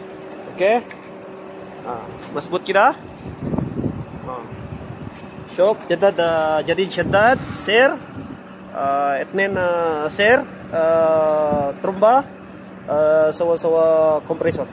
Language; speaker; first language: Arabic; non-native, learner; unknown